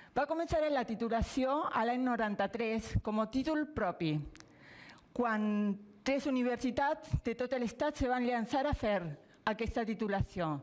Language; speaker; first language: Catalan; non-native, fluent; Spanish